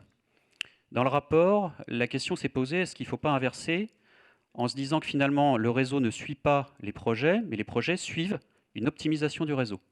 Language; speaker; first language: French; native; French